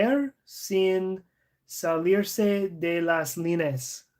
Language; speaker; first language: Spanish; non-native, learner; English